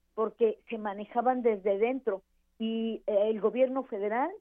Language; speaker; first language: Spanish; native; Spanish